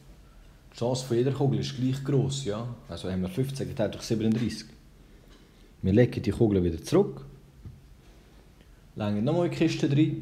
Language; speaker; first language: German; early bilingual, other home language; Albanian